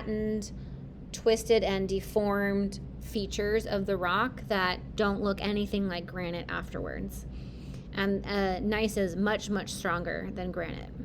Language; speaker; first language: English; native; English